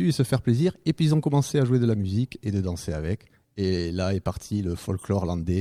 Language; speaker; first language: French; native; French